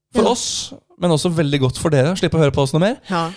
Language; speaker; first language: Norwegian; native; Norwegian